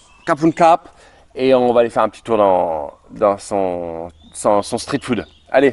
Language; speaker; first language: French; native; French